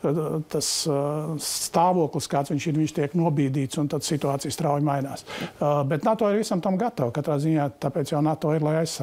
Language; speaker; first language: Latvian; native; Latvian